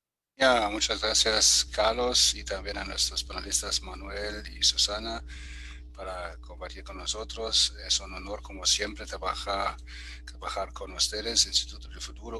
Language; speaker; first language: Spanish; non-native, fluent; German